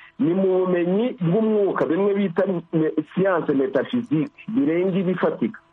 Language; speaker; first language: Kinyarwanda; native; Kinyarwanda